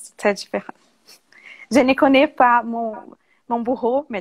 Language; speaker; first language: French; non-native, learner; Portuguese